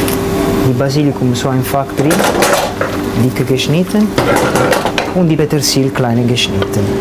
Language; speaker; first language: German; non-native, learner; Italian